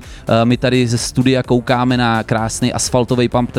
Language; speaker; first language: Czech; native; Czech